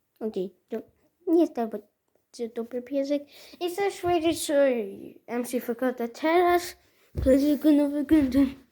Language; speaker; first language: Polish; early bilingual, heritage; Polish